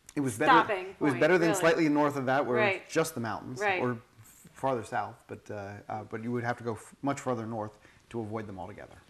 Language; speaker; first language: English; native; English